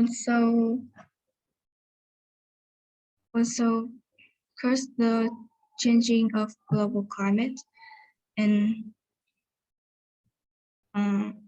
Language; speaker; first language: English; non-native, learner; Vietnamese